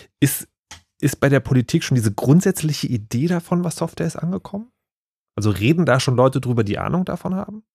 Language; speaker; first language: German; native; German